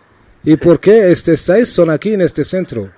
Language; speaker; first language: Spanish; non-native, learner; Arabic